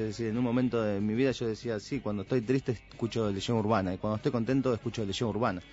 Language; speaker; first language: Spanish; native; Spanish